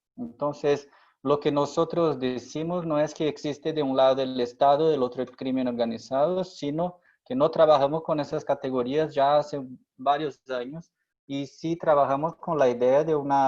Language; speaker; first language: Spanish; non-native, fluent; Portuguese